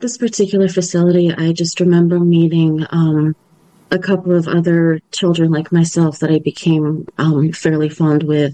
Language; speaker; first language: English; native; English